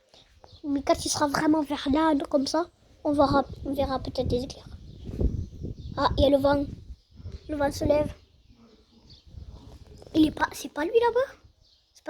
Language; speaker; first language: French; native; French